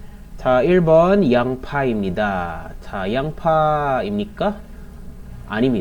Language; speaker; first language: Korean; non-native, learner; Filipino